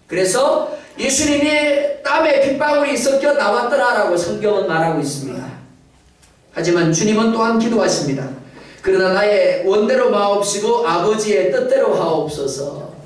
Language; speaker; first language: Korean; native; Korean